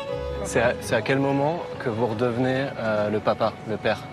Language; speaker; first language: French; native; French